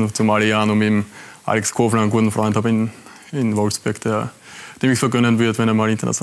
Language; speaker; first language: German; native; German